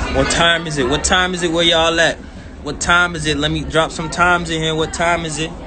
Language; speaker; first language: English; native; English